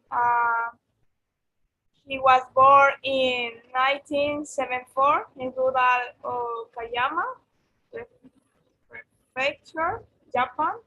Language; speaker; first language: English; non-native, learner; Spanish